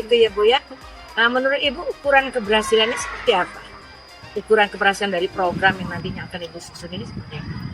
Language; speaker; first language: Indonesian; native; Indonesian